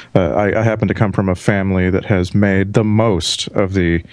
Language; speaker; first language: English; native; English